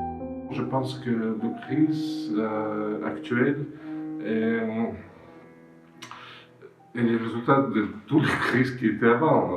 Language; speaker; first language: French; non-native, fluent; Russian